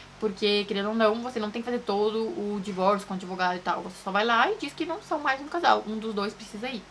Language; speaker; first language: Portuguese; native; Portuguese